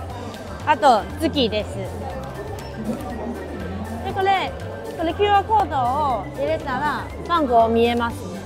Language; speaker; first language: Japanese; non-native, fluent; Chinese